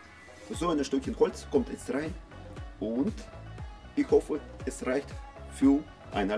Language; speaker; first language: German; non-native, learner; Russian